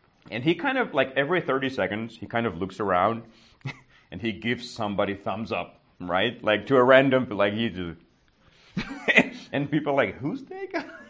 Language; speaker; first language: English; non-native, fluent; Czech